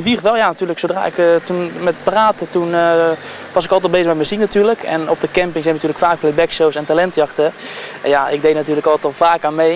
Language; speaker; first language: Dutch; native; Dutch